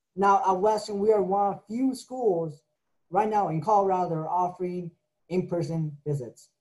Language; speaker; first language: English; native; English